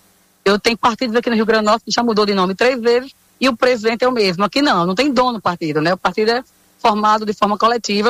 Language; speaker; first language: Portuguese; native; Portuguese